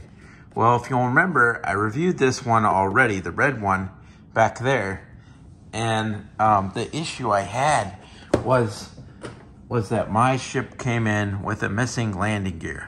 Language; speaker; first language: English; native; English